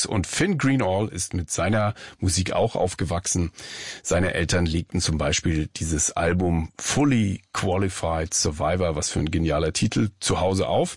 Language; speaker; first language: German; native; German